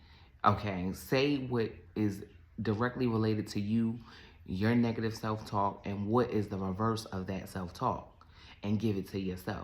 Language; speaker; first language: English; native; English